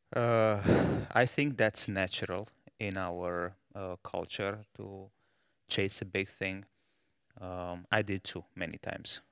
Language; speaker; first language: English; non-native, fluent; Romanian